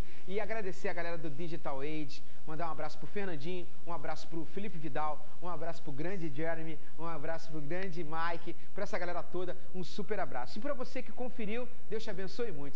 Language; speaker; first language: Portuguese; native; Portuguese